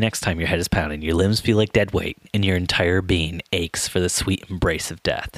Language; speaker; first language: English; native; English